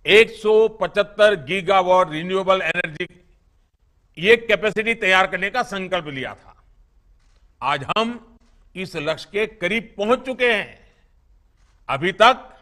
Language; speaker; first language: Hindi; non-native, local second language; Gujarati